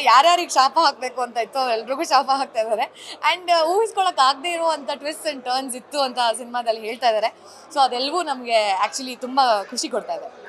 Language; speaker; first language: Kannada; native; Kannada